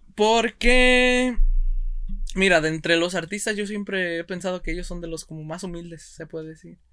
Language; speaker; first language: Spanish; early bilingual, heritage; Spanish